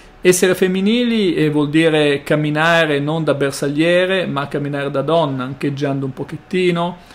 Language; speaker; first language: Italian; native; Italian